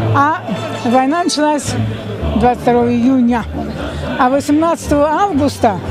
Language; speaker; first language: Russian; native; Russian